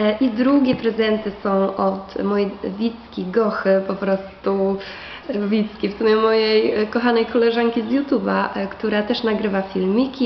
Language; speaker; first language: Polish; native; Polish